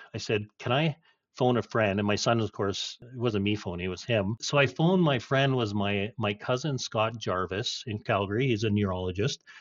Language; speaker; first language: English; native; English